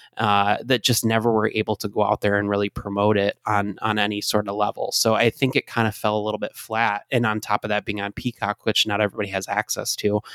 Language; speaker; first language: English; native; English